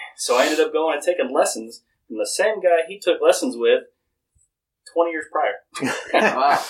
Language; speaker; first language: English; native; English